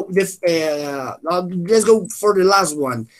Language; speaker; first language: English; non-native, fluent; Spanish